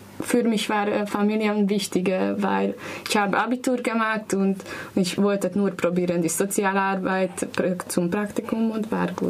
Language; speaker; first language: German; non-native, learner; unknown